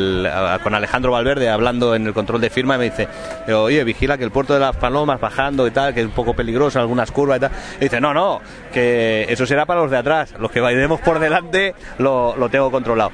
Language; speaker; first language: Spanish; native; Spanish